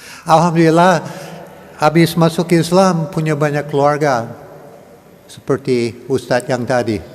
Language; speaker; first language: Indonesian; non-native, learner; English